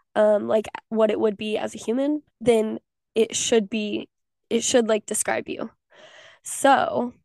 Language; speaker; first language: English; native; English